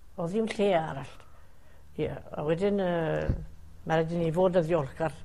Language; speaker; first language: Welsh; early bilingual, heritage; Welsh